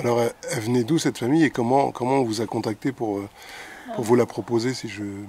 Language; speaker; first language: French; native; French